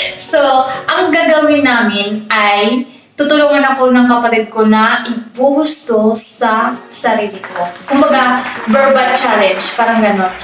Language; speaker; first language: Filipino; non-native, local second language; Cebuano